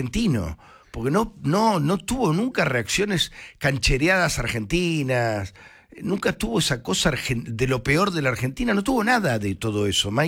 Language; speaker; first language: Spanish; native; Spanish